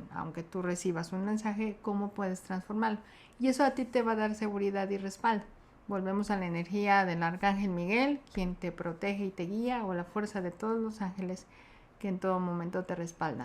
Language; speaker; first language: Spanish; native; Spanish